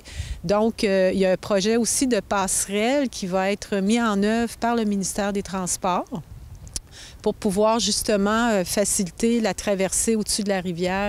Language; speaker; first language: French; native; French